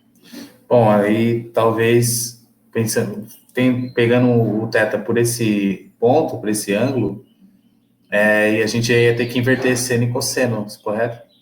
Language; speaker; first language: Portuguese; native; Portuguese